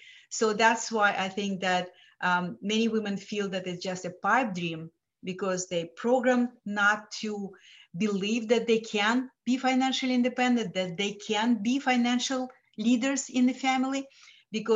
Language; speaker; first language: English; non-native, fluent; Lithuanian